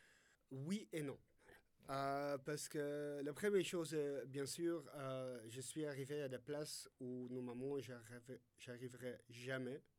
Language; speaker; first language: French; non-native, fluent; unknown